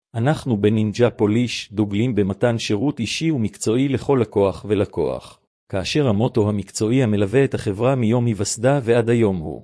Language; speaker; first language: Hebrew; native; Hebrew